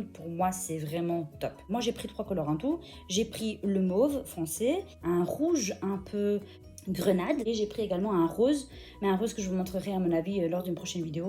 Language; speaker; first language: French; native; French